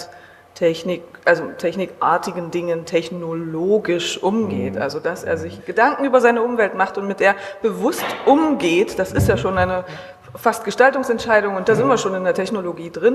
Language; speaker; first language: German; native; German